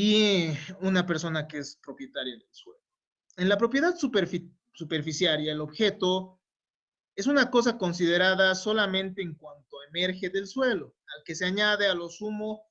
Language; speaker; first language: Spanish; native; Spanish